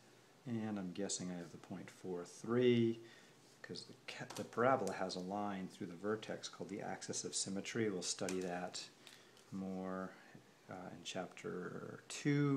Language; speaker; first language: English; native; English